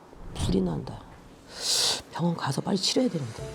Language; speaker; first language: Korean; native; Korean